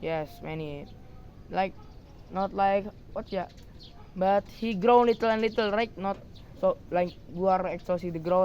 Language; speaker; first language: English; non-native, learner; Indonesian